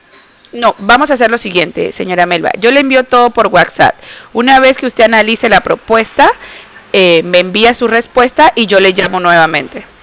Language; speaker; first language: Spanish; native; Spanish